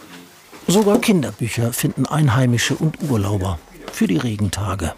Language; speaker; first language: German; native; German